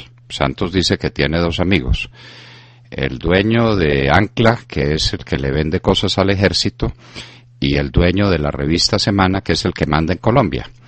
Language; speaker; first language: Spanish; native; Spanish